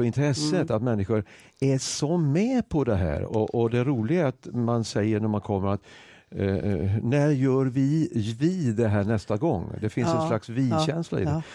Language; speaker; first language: Swedish; native; Swedish